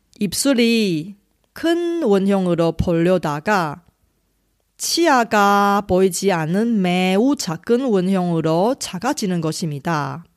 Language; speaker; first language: Korean; non-native, fluent; Chinese